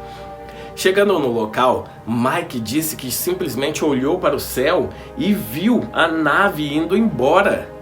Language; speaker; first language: Portuguese; native; Portuguese